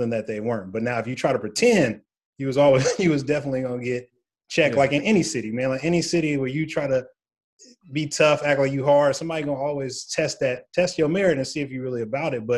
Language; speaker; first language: English; native; English